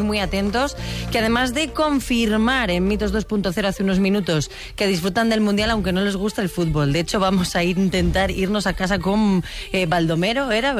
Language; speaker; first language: Spanish; native; Spanish